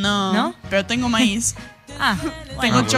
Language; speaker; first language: Spanish; non-native, fluent; English